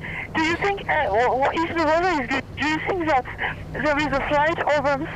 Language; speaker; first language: English; non-native, learner; French